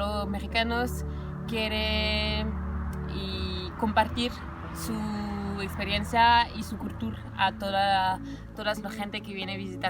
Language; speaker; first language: Spanish; non-native, fluent; French